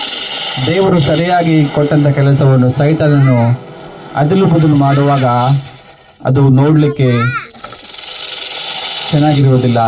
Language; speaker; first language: Kannada; native; Kannada